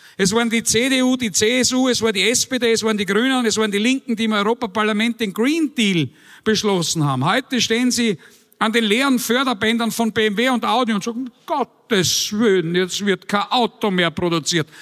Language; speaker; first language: German; native; German